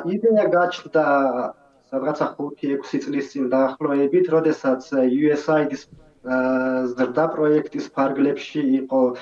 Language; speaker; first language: Georgian; non-native, local second language; Chechen